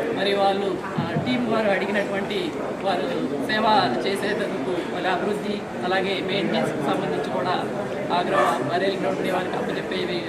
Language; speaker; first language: Telugu; native; Telugu